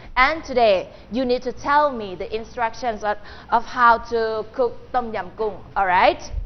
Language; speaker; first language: English; non-native, fluent; Thai